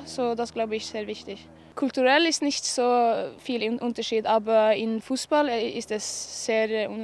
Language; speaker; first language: German; non-native, learner; Norwegian